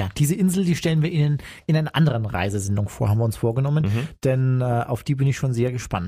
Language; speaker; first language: German; native; German